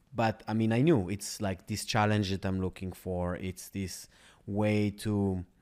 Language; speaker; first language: English; non-native, fluent; Hebrew